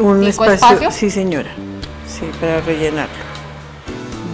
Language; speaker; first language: Spanish; native; Spanish